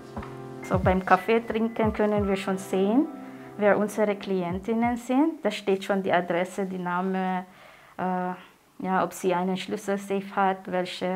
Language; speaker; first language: German; non-native, fluent; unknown